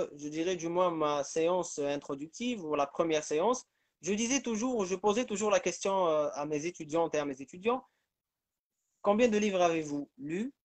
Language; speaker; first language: French; non-native, local second language; Arabic